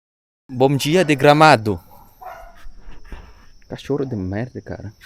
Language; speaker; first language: Portuguese; non-native, learner; Indonesian